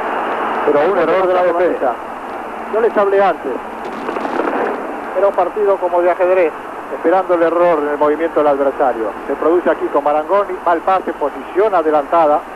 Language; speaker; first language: Spanish; native; Spanish